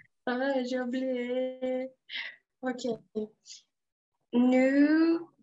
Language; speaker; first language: French; non-native, learner; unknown